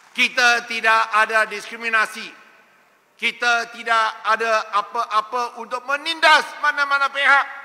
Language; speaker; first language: Malay; non-native, local second language; Chinese